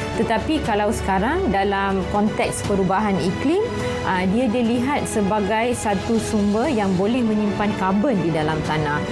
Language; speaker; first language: Malay; non-native, local second language; Tamil